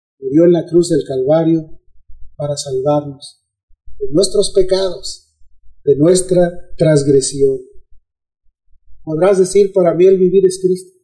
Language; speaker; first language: Spanish; native; Spanish